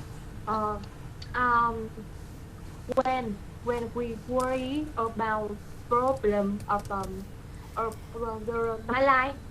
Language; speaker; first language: English; non-native, learner; Vietnamese